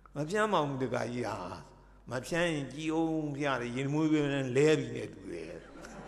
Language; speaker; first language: Burmese; native; Burmese